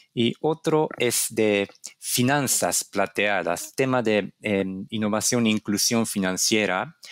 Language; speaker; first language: Spanish; non-native, fluent; Japanese